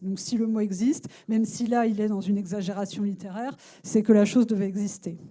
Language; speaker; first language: French; native; French